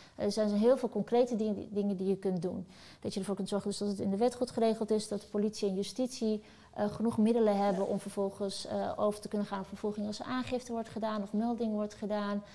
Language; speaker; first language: Dutch; early bilingual, other home language; Turkish